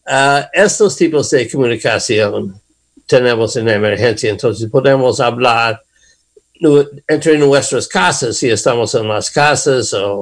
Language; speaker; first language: Spanish; non-native, learner; English